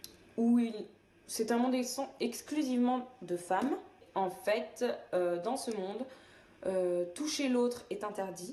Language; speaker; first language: French; native; French